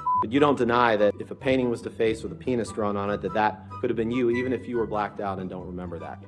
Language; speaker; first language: English; native; English